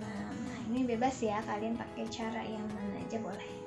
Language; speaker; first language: Indonesian; native; Indonesian